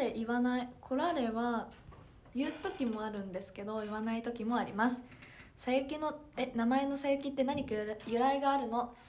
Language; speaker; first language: Japanese; native; Japanese